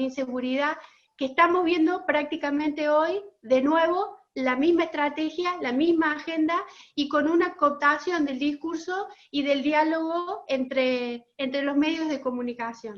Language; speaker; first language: Spanish; native; Spanish